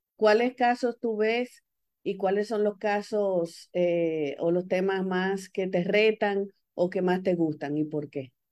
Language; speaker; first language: Spanish; native; Spanish